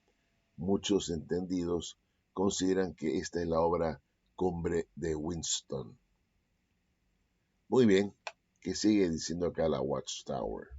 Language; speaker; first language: Spanish; native; Spanish